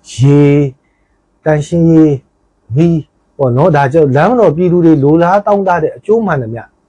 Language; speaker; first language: Burmese; native; Burmese